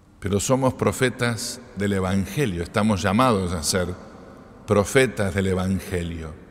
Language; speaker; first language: Spanish; native; Spanish